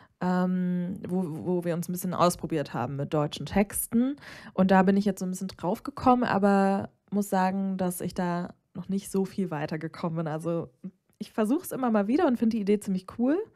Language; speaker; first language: German; native; German